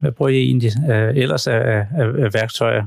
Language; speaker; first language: Swedish; non-native, learner; Danish